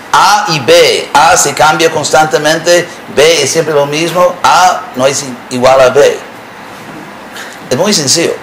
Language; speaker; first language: Spanish; non-native, fluent; English